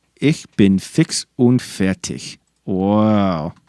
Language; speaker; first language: German; non-native, learner; English